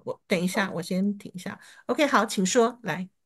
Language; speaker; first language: Chinese; native; Chinese